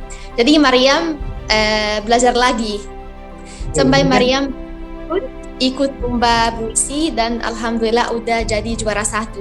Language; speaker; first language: Indonesian; non-native, fluent; Arabic